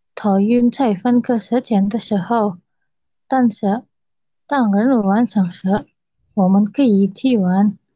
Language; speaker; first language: Chinese; non-native, learner; Indonesian